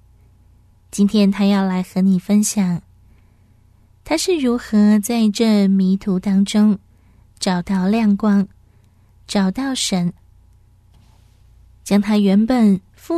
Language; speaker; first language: Chinese; native; Chinese